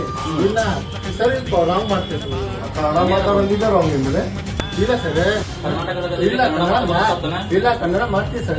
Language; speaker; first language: Kannada; non-native, learner; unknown